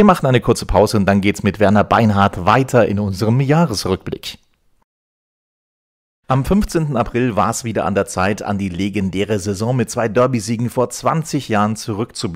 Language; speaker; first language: German; native; German